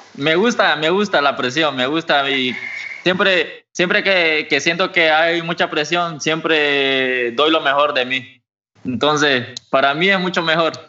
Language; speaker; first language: Spanish; native; Spanish